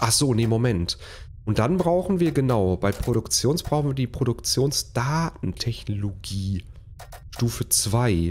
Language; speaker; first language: German; native; German